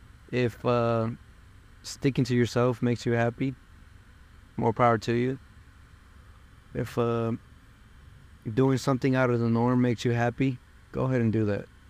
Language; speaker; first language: English; early bilingual, other home language; Spanish